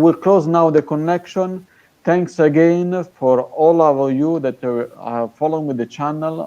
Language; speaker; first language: English; non-native, fluent; Italian